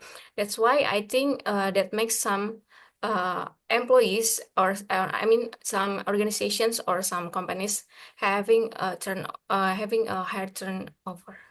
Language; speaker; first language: English; non-native, learner; Indonesian